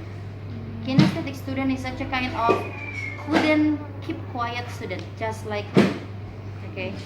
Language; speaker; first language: English; non-native, fluent; Indonesian